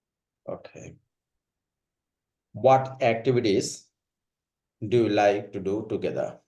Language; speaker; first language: English; non-native, fluent; Bangla